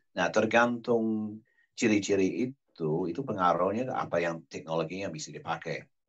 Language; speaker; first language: Indonesian; non-native, fluent; English